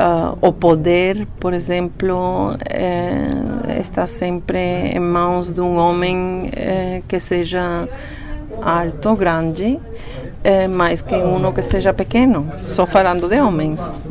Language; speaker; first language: Portuguese; non-native, fluent; Spanish